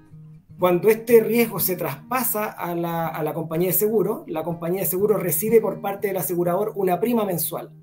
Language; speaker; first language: Spanish; native; Spanish